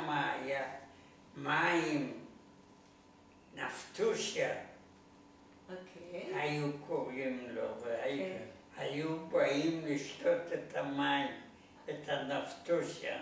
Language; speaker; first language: Hebrew; non-native, learner; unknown